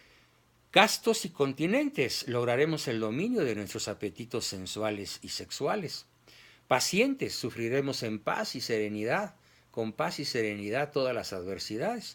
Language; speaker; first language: Spanish; native; Spanish